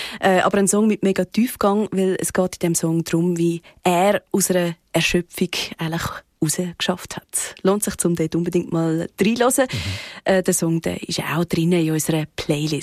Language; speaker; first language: German; native; German